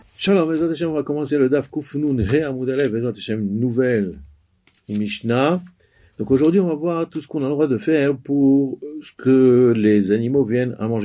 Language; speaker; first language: French; native; French